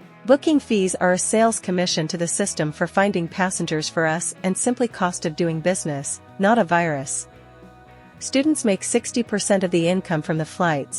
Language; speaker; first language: English; native; English